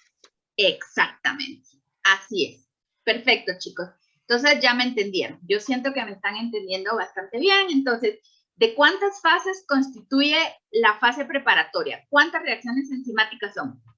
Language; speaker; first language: Spanish; native; Spanish